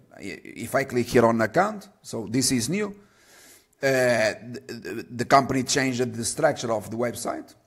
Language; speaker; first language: English; non-native, fluent; Portuguese